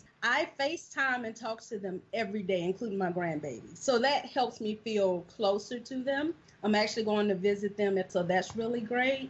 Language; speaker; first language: English; native; English